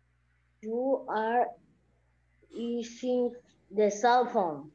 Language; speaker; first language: English; non-native, learner; Spanish